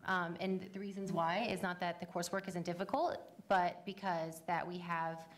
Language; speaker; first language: English; native; English